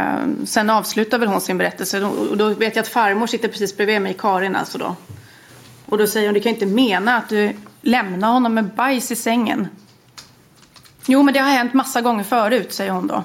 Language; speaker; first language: Swedish; native; Swedish